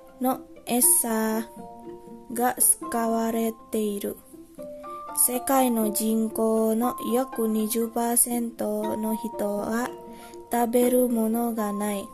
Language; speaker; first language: Japanese; non-native, learner; Indonesian